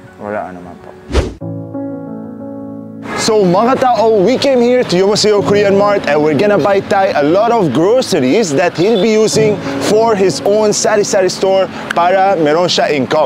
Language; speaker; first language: Filipino; non-native, learner; Arabic